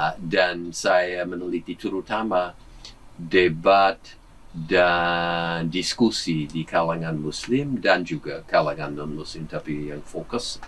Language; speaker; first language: Indonesian; non-native, fluent; English